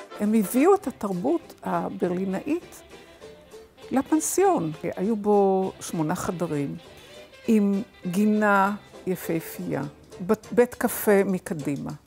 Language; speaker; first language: Hebrew; early bilingual, other home language; German